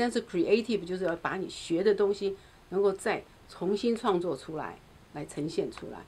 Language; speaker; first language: Chinese; native; Chinese